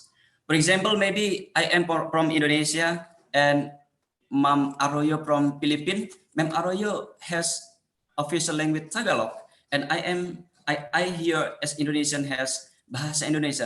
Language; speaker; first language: English; non-native, fluent; Indonesian